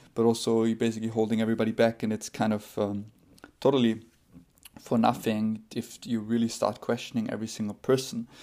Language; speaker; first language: English; non-native, fluent; German